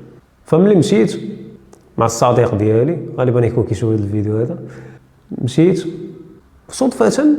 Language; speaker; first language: Arabic; native; Arabic